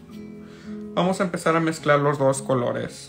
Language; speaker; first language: Spanish; early bilingual, heritage; Spanish